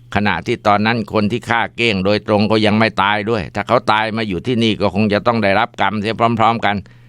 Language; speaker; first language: Thai; native; Thai